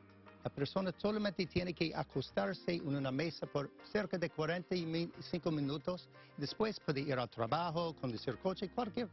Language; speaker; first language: Spanish; non-native, fluent; English